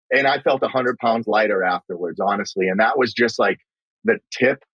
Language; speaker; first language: English; native; English